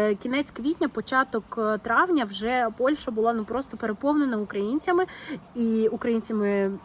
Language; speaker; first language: Ukrainian; non-native, local second language; Russian